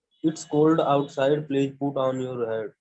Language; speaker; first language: English; non-native, learner; Hindi